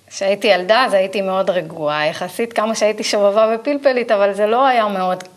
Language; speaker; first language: Hebrew; native; Hebrew